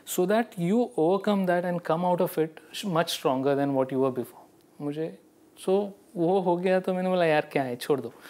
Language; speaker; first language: Hindi; non-native, local second language; Marathi